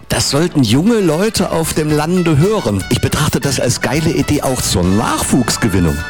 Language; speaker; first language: German; native; German